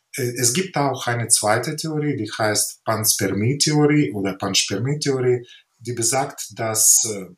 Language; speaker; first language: German; non-native, fluent; Ukrainian